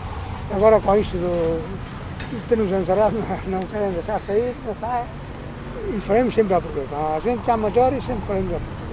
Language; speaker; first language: Portuguese; non-native, local second language; Spanish